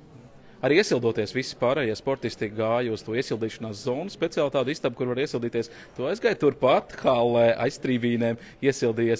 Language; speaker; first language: Latvian; native; Latvian